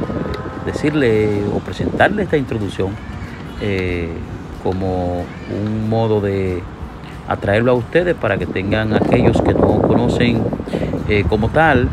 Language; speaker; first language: Spanish; native; Spanish